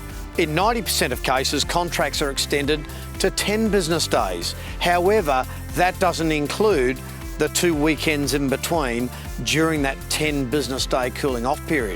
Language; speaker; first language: English; native; English